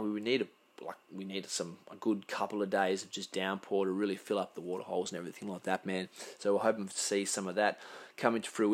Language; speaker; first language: English; native; English